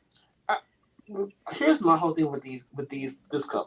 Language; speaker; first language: English; native; English